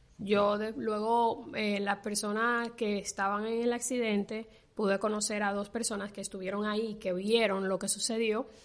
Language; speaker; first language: Spanish; native; Spanish